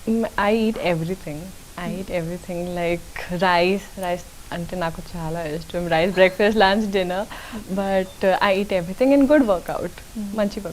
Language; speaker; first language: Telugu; non-native, local second language; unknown